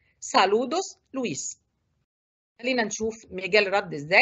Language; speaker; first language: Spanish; non-native, fluent; Arabic